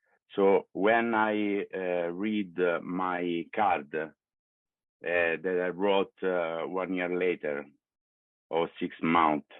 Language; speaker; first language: English; non-native, learner; Italian